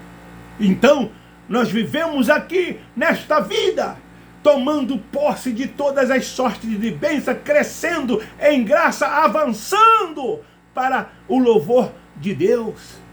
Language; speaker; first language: Portuguese; native; Portuguese